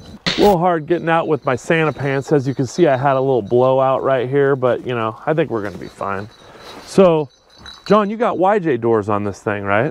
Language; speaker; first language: English; native; English